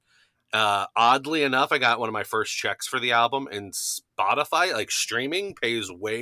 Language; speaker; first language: English; native; English